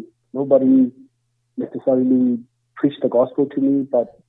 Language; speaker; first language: English; non-native, local second language; Zulu